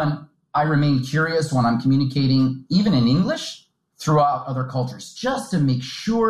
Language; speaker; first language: English; native; English